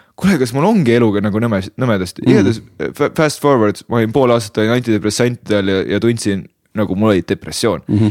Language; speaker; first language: Estonian; native; Estonian